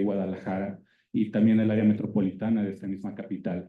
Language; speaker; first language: Spanish; native; Spanish